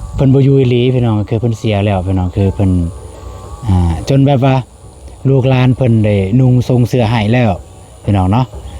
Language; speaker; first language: Lao; native; Lao